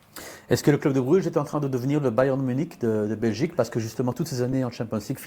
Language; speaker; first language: French; native; French